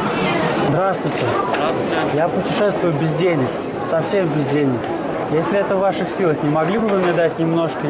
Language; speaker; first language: Russian; native; Russian